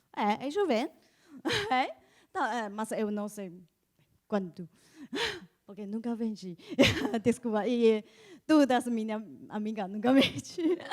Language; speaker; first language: Portuguese; non-native, learner; Chinese